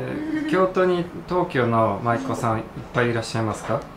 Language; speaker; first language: Japanese; non-native, fluent; Polish